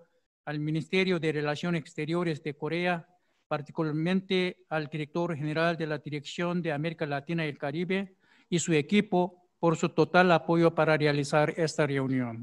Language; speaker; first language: Spanish; non-native, fluent; Korean